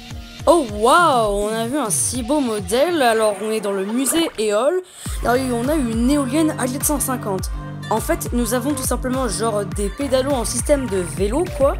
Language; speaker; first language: French; native; French